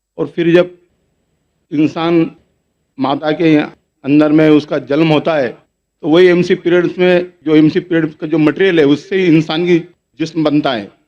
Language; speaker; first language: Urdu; non-native, local second language; Gujarati